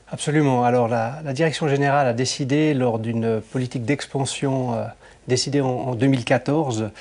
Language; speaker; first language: French; native; French